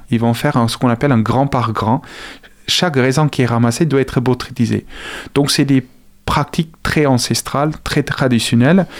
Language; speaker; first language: French; non-native, fluent; Afrikaans